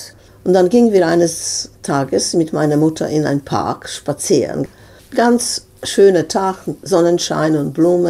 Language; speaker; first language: German; non-native, fluent; Serbian